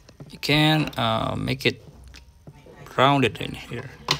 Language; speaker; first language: English; non-native, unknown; Indonesian